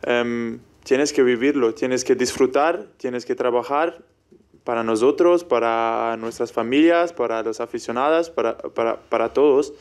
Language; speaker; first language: Spanish; non-native, fluent; German